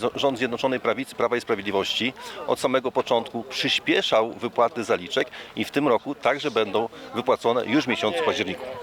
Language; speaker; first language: Polish; native; Polish